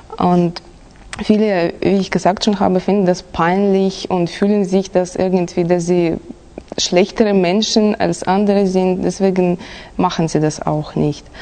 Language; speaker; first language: German; non-native, fluent; Russian